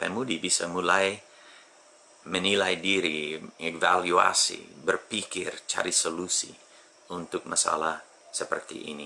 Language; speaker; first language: Indonesian; non-native, fluent; English